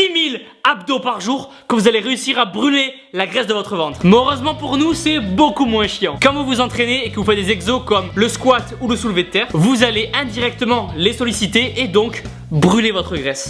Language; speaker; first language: French; native; French